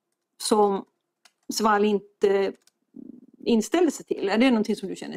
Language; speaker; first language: Swedish; native; Swedish